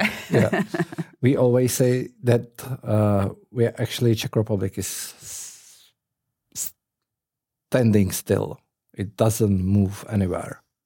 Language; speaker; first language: English; non-native, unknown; Czech